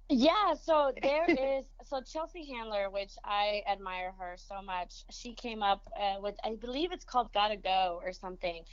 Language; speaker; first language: English; early bilingual, other home language; Spanish